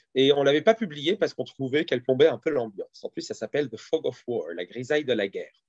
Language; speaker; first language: French; early bilingual, other home language; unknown